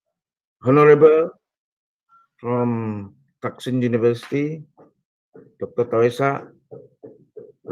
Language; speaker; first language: English; non-native, fluent; Indonesian